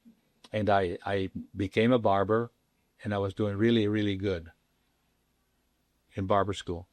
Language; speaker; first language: English; non-native, local second language; Spanish